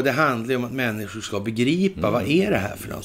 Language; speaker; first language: Swedish; native; Swedish